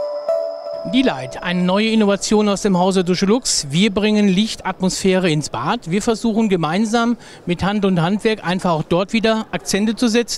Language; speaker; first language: German; native; German